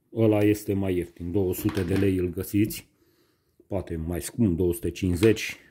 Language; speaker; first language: Romanian; non-native, local second language; Hungarian